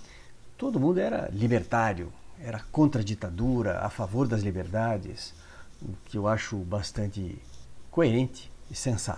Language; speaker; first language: Portuguese; native; Portuguese